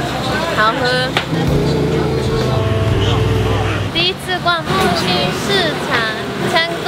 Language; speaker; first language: Chinese; non-native, fluent; Japanese